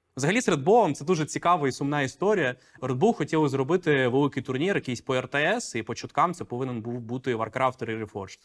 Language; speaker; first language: Ukrainian; non-native, local second language; Russian